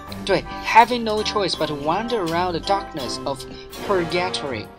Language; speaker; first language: English; non-native, fluent; Chinese